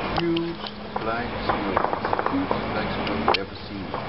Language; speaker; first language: English; non-native, learner; Arabic